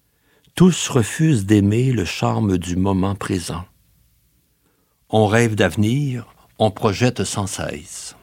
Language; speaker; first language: French; native; French